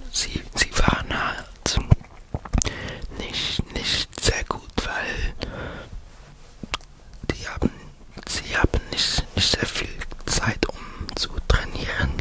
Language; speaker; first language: German; non-native, learner; English